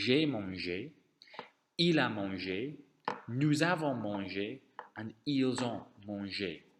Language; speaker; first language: French; non-native, fluent; English